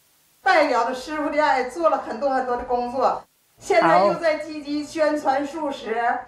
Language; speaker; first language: Chinese; native; Chinese